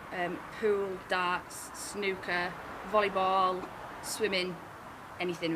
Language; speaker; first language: English; native; English